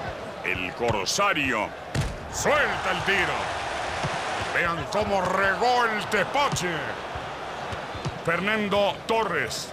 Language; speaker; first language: Spanish; native; Spanish